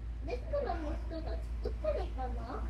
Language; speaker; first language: Japanese; native; Japanese